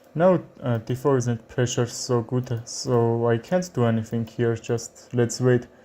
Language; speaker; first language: English; non-native, learner; Armenian